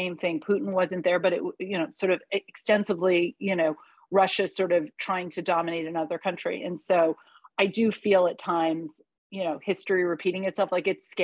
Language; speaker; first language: English; early bilingual, other home language; Hungarian